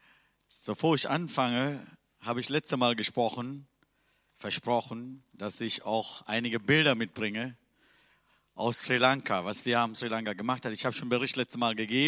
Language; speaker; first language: German; non-native, learner; Tamil